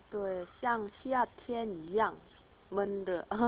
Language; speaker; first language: Chinese; non-native, learner; Korean